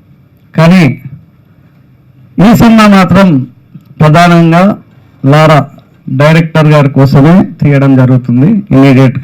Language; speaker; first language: Telugu; native; Telugu